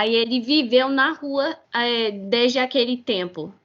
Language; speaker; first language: Portuguese; non-native, fluent; English